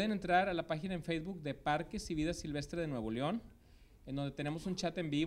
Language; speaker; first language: Spanish; native; Spanish